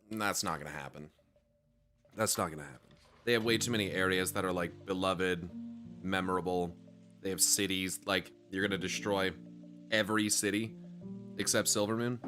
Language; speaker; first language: English; native; English